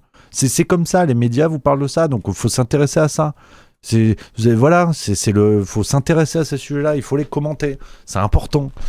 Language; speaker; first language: French; native; French